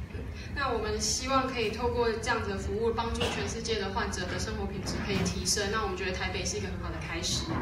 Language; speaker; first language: Chinese; native; Chinese